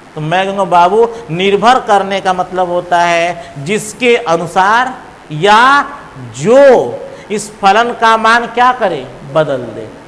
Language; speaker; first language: Hindi; native; Hindi